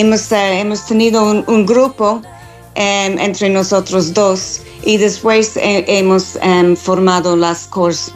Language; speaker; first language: Spanish; non-native, fluent; English